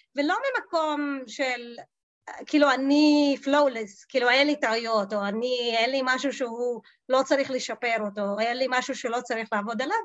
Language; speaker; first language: Hebrew; non-native, local second language; Arabic